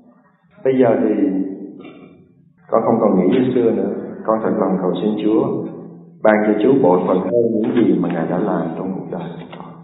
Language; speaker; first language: Vietnamese; native; Vietnamese